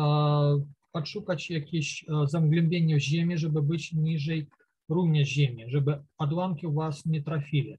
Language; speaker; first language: Polish; non-native, learner; Ukrainian